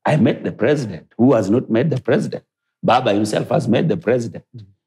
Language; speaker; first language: English; non-native, local second language; Luo (Kenya and Tanzania)